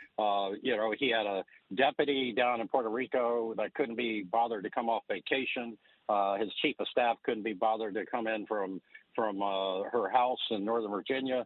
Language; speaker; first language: English; native; English